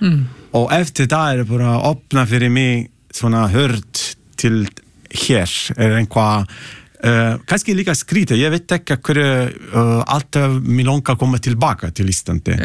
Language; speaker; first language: Icelandic; non-native, learner; Italian